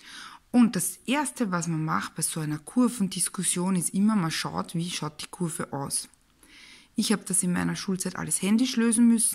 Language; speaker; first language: German; native; German